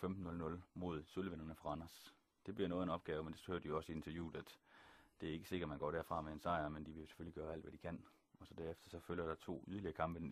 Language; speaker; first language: Danish; native; Danish